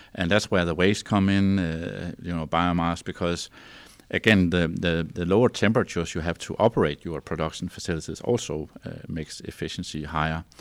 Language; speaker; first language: English; non-native, fluent; Danish